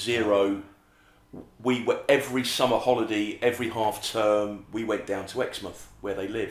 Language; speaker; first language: English; native; English